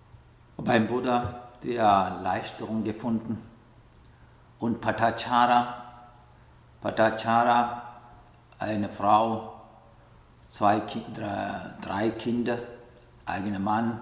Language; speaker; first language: German; non-native, learner; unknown